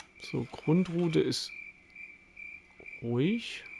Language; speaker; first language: German; native; German